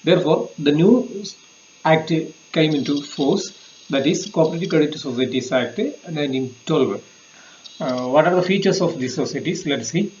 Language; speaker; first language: English; non-native, local second language; Malayalam